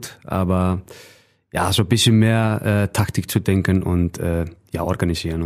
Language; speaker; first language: German; non-native, fluent; Icelandic